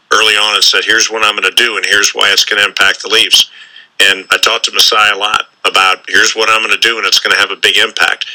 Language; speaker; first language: English; native; English